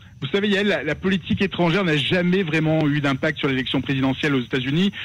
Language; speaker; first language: French; native; French